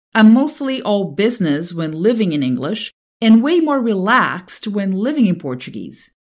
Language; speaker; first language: English; non-native, fluent; Portuguese